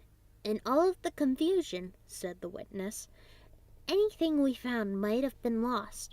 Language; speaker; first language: English; native; English